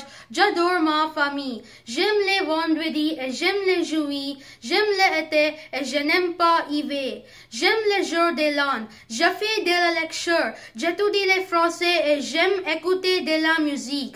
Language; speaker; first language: French; non-native, learner; English